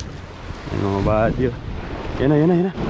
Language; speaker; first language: Filipino; native; Filipino